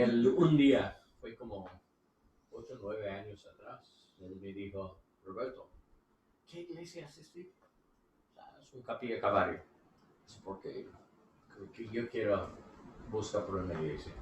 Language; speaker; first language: Spanish; non-native, learner; English